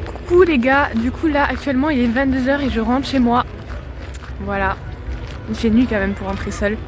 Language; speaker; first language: French; native; French